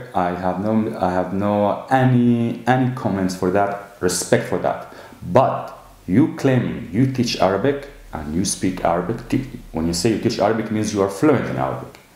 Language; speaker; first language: English; non-native, fluent; Arabic